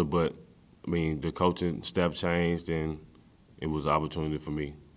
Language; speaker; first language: English; native; English